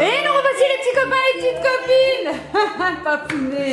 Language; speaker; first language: French; native; French